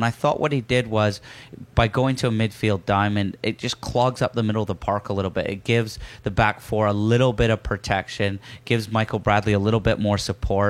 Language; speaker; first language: English; native; English